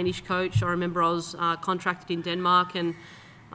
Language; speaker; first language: English; native; English